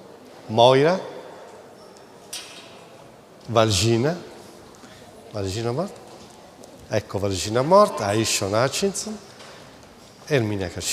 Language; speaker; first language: Italian; native; Italian